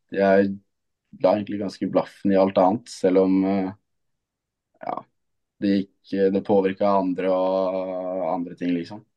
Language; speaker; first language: Norwegian; native; Norwegian